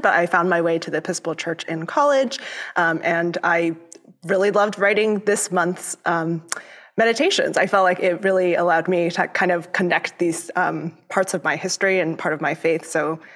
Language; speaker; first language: English; early bilingual, other home language; Cantonese